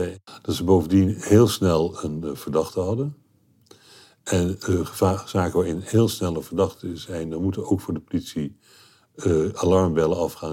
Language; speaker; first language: Dutch; native; Dutch